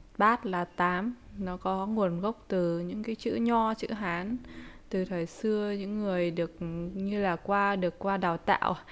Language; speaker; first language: Vietnamese; early bilingual, heritage; Vietnamese